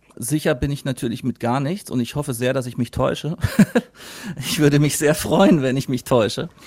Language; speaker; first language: German; native; German